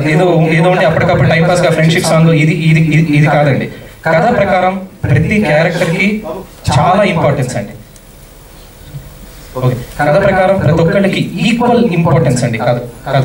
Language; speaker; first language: Telugu; native; Telugu